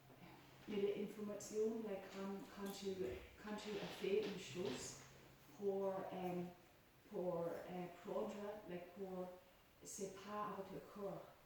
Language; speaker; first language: French; non-native, learner; English